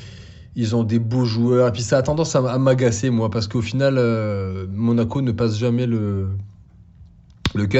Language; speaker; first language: French; native; French